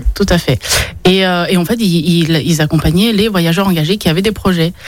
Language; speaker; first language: French; early bilingual, other home language; Chinese